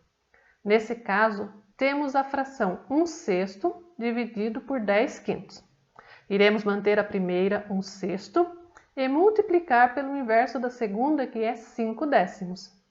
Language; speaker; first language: Portuguese; native; Portuguese